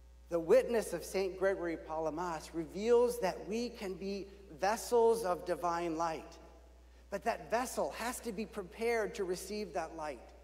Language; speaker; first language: English; native; English